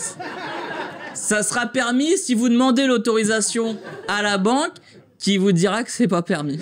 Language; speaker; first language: French; native; French